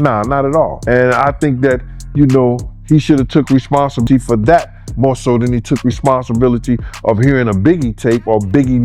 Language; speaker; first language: English; native; English